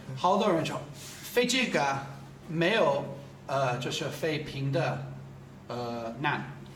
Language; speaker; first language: Chinese; non-native, fluent; English